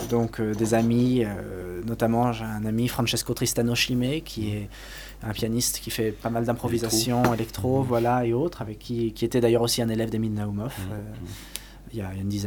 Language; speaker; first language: French; native; French